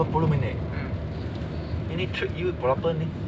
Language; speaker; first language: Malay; non-native, local second language; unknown